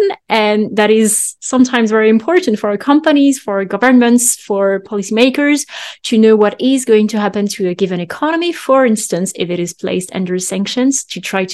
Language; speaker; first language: English; non-native, fluent; French